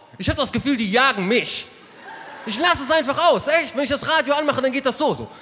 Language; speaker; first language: German; early bilingual, other home language; Arabic